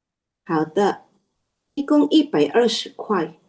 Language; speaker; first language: Chinese; non-native, learner; Indonesian